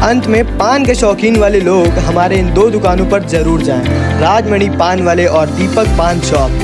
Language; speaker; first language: Hindi; native; Hindi